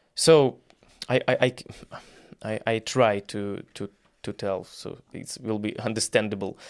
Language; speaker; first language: English; non-native, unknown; Ukrainian